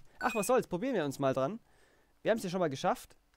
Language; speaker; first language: German; native; German